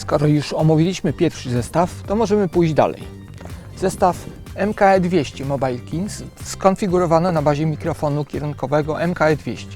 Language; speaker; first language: Polish; native; Polish